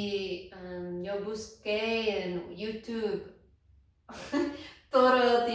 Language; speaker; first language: Spanish; non-native, learner; English